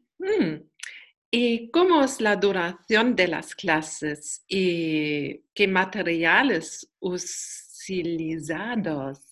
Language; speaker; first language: Spanish; non-native, learner; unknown